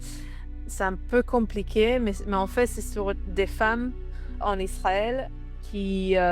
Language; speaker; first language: French; non-native, learner; Hebrew